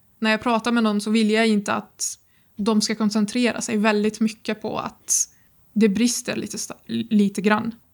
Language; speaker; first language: Swedish; non-native, fluent; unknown